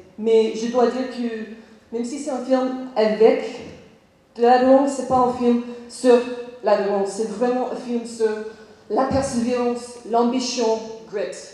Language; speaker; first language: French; non-native, learner; English